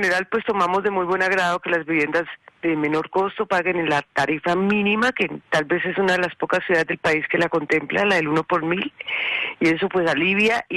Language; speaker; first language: Spanish; native; Spanish